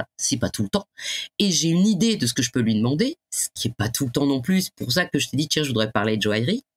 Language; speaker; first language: French; native; French